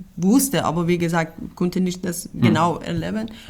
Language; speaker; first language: German; non-native, learner; Persian